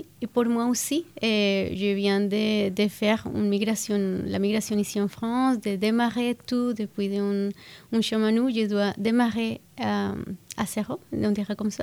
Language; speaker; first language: French; non-native, fluent; Spanish